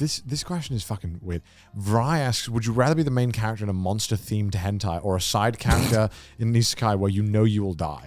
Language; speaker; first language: English; native; English